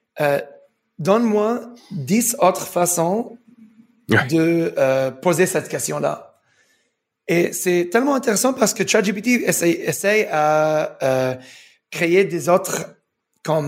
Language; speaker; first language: French; non-native, fluent; English